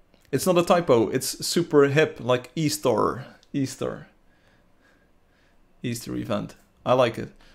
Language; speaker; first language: English; non-native, fluent; Dutch